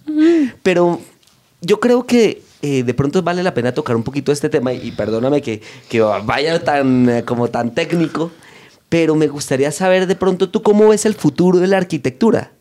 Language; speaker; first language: Spanish; native; Spanish